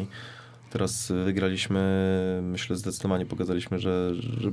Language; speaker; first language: Polish; native; Polish